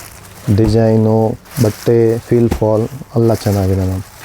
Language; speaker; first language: Kannada; non-native, local second language; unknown